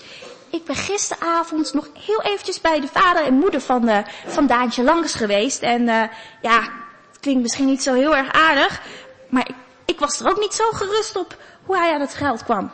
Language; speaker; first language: Dutch; native; Dutch